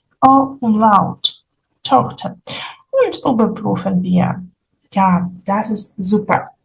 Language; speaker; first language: German; non-native, fluent; Ukrainian